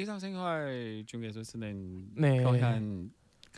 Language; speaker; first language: Korean; non-native, fluent; Chinese